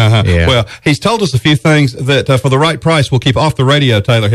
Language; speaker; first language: English; native; English